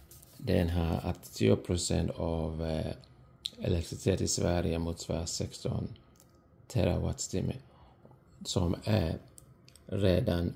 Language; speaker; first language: Swedish; non-native, fluent; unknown